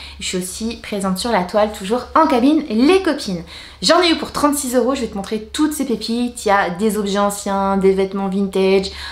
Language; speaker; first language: French; native; French